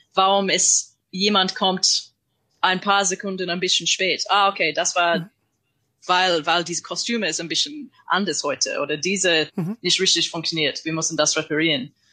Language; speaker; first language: German; non-native, learner; English